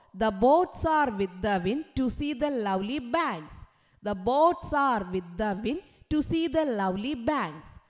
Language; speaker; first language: English; non-native, local second language; Malayalam